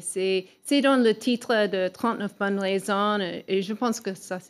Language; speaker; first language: French; non-native, learner; English